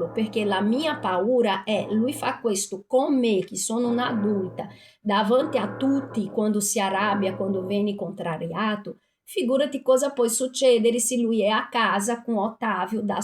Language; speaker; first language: Italian; non-native, fluent; Portuguese